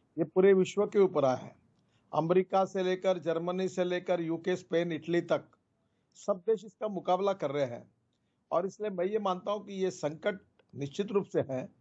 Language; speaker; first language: Hindi; non-native, local second language; Marathi